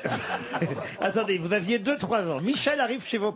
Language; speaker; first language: French; native; French